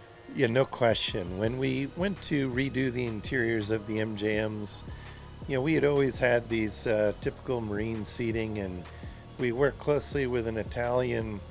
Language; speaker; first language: English; native; English